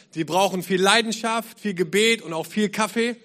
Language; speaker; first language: German; native; German